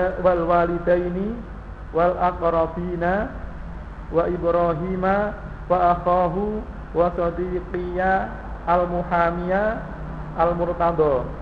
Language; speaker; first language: Arabic; non-native, learner; Indonesian